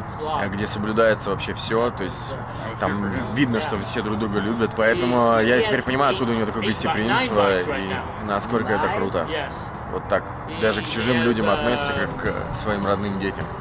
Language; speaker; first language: Russian; native; Russian